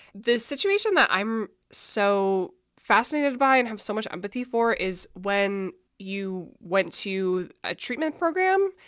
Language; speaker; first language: English; native; English